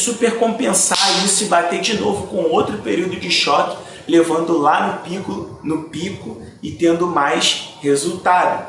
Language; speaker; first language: Portuguese; native; Portuguese